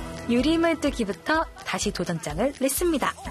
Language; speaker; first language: Korean; native; Korean